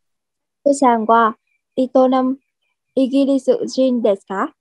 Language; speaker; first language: Japanese; non-native, learner; Vietnamese